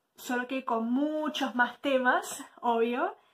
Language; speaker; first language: Spanish; native; Spanish